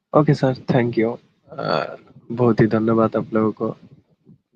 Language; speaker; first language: Hindi; non-native, learner; Bangla